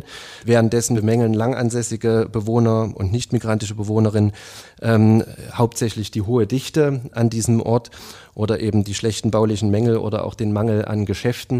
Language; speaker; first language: German; native; German